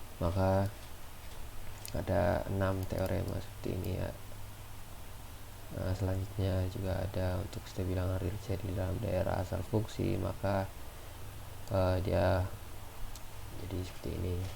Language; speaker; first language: Indonesian; native; Indonesian